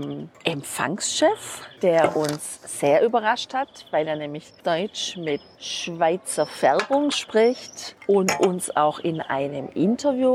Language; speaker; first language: German; native; German